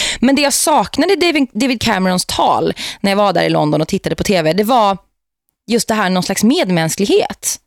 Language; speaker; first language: Swedish; native; Swedish